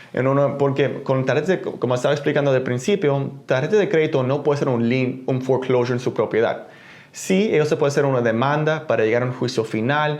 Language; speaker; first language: Spanish; early bilingual, heritage; Spanish